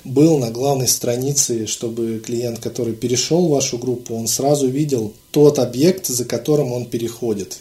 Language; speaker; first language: Russian; native; Russian